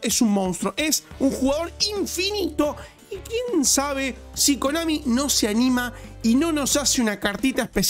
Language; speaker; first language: Spanish; native; Spanish